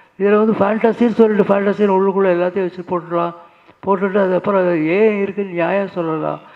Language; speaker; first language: Tamil; native; Tamil